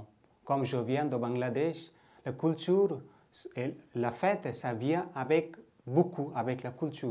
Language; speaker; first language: French; non-native, fluent; Bangla